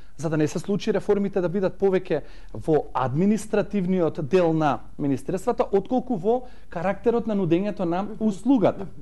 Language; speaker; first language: Macedonian; native; Macedonian